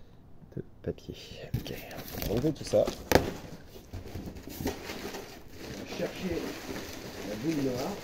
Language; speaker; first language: French; native; French